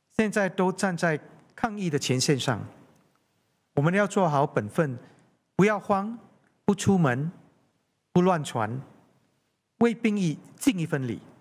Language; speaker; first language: Chinese; non-native, local second language; English